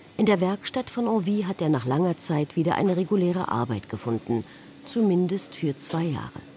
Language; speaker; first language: German; native; German